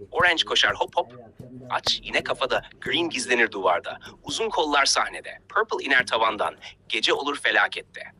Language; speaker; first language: Turkish; native; Turkish